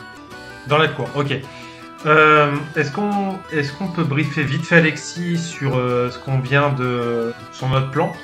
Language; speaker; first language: French; native; French